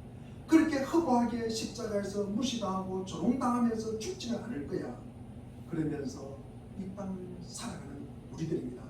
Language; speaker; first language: Korean; native; Korean